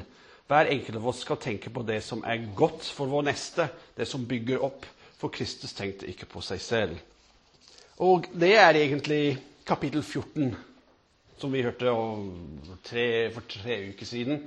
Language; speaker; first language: Norwegian; non-native, fluent; English